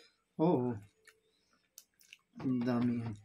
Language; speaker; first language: Filipino; non-native, learner; Urdu